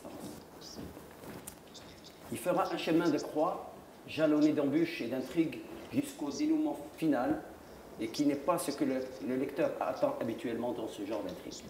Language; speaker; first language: French; non-native, local second language; Arabic